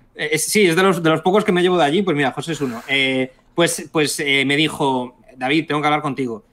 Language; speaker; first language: Spanish; native; Spanish